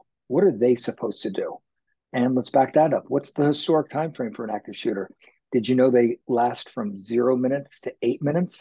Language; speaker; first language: English; native; English